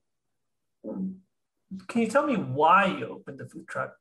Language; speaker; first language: English; non-native, local second language; Filipino